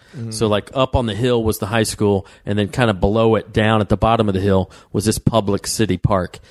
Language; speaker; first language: English; native; English